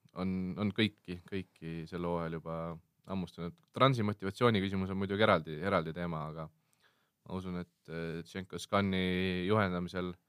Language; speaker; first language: Estonian; native; Estonian